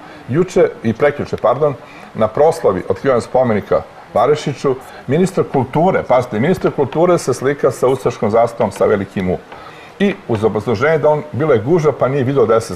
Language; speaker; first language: Croatian; native; Croatian